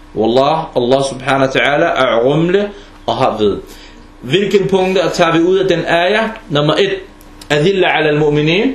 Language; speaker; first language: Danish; non-native, fluent; Arabic